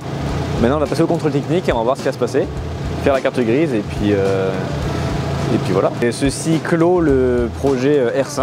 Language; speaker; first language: French; native; French